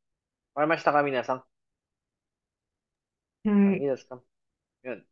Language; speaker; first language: Japanese; non-native, fluent; Filipino